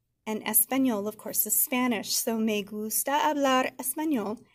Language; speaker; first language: Spanish; non-native, fluent; English